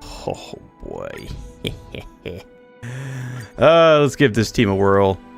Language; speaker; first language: English; native; English